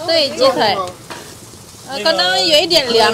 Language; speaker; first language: Chinese; non-native, learner; Indonesian